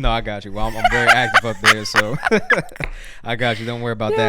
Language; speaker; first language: English; native; English